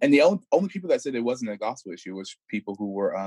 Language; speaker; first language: English; native; English